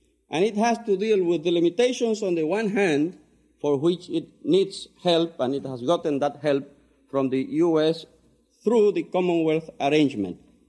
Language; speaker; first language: English; non-native, fluent; Spanish